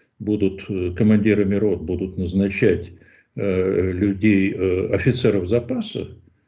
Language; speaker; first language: Russian; native; Russian